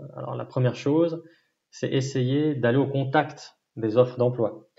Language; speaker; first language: French; native; French